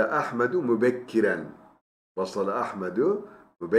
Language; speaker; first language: Arabic; non-native, fluent; Turkish